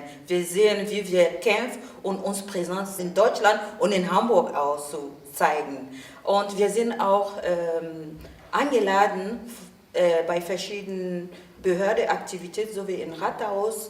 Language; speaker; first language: German; non-native, fluent; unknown